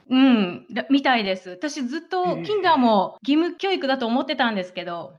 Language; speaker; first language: Japanese; native; Japanese